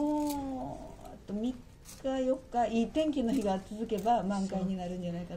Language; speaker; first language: Japanese; native; Japanese